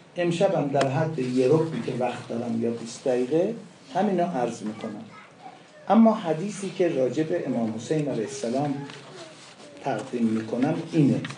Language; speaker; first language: Persian; non-native, local second language; Azerbaijani